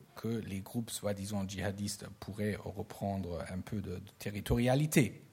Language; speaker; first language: French; non-native, fluent; German